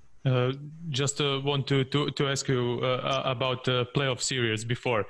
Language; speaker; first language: English; non-native, fluent; Serbian